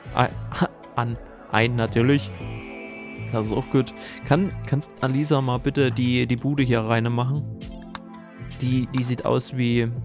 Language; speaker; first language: German; native; German